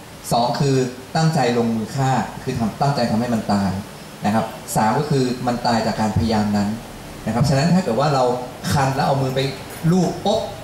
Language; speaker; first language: Thai; native; Thai